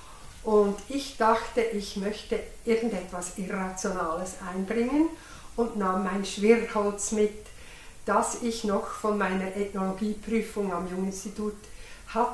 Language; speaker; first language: German; non-native, fluent; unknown